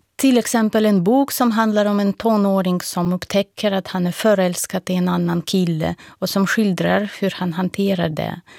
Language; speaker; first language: Swedish; non-native, fluent; Russian